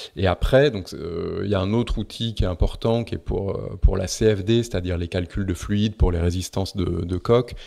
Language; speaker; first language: French; native; French